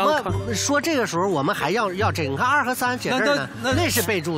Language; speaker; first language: Chinese; native; Chinese